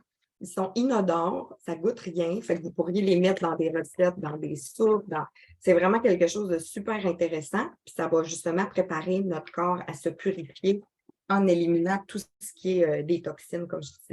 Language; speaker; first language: French; native; French